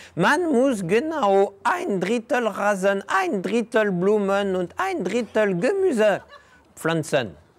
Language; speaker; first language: German; non-native, fluent; French